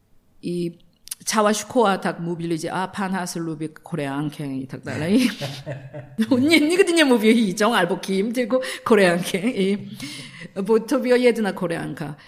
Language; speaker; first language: Polish; non-native, learner; Korean